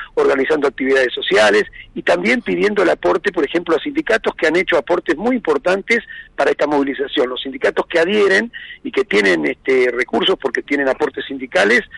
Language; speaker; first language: Spanish; native; Spanish